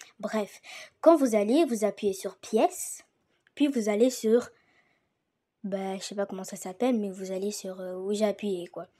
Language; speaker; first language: French; native; French